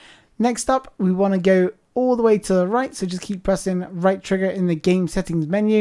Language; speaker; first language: English; native; English